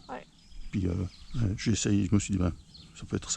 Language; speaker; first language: French; native; French